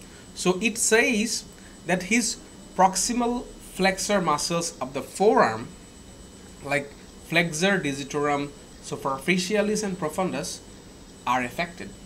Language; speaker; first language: English; non-native, local second language; Bangla